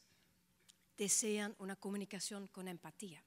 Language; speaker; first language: Spanish; non-native, fluent; Dutch